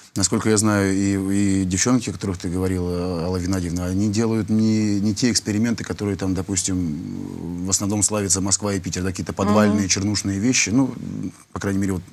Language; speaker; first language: Russian; native; Russian